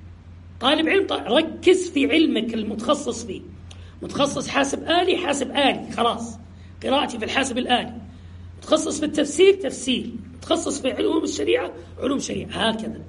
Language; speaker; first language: Arabic; native; Arabic